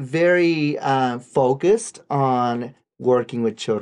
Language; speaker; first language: English; non-native, fluent; Japanese